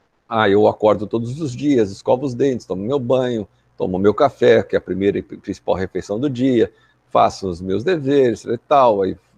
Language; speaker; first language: Portuguese; native; Portuguese